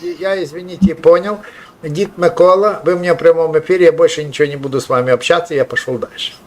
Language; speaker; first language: Russian; non-native, local second language; Ukrainian